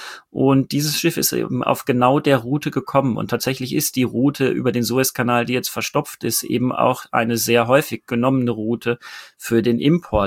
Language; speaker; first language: German; native; German